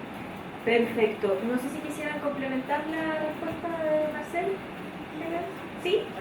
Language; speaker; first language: Spanish; native; Spanish